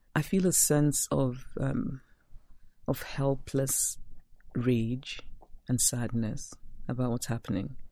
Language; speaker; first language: English; non-native, local second language; Igbo